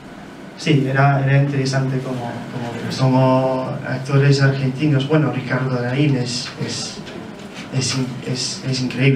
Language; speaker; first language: Spanish; non-native, fluent; English